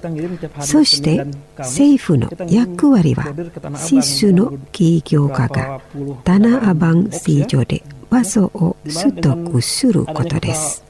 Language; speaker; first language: Japanese; non-native, fluent; Indonesian